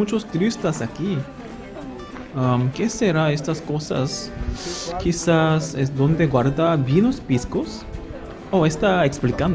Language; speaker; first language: Spanish; non-native, learner; Korean